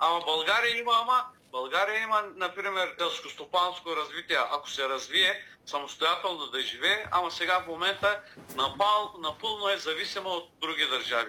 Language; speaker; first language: Bulgarian; non-native, local second language; Turkish